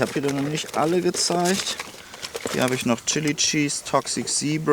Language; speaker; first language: German; native; German